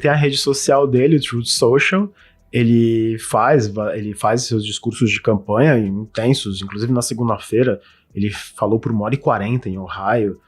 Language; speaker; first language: Portuguese; native; Portuguese